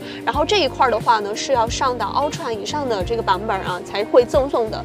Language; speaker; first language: Chinese; native; Chinese